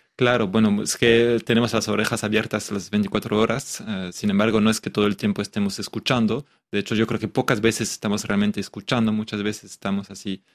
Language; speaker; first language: Spanish; non-native, fluent; French